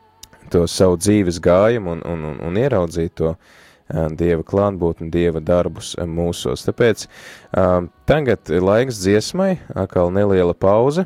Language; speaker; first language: Latvian; native; Latvian